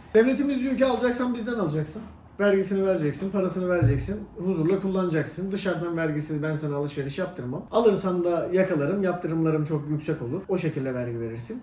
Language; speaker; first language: Turkish; native; Turkish